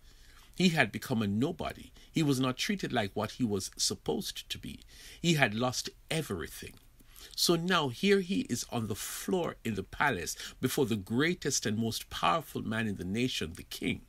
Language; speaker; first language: English; native; English